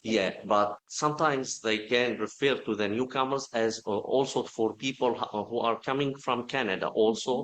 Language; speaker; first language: English; non-native, fluent; Arabic